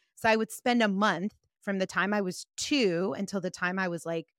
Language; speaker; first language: English; early bilingual, other home language; Spanish